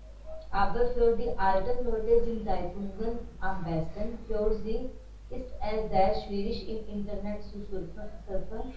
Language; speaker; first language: German; non-native, learner; Hindi